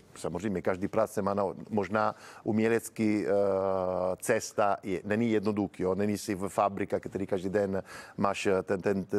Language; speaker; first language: Czech; non-native, learner; Italian